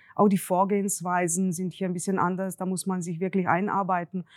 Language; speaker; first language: German; non-native, fluent; Slovenian